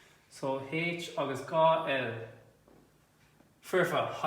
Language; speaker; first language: Irish; non-native, local second language; English